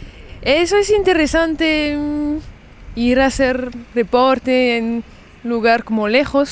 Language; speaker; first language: Spanish; early bilingual, heritage; French